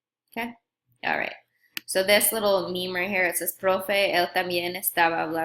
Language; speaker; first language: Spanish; non-native, fluent; English